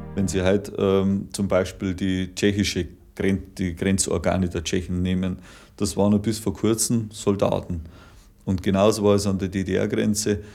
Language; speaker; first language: German; native; German